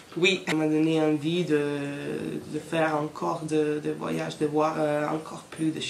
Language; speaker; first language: French; non-native, fluent; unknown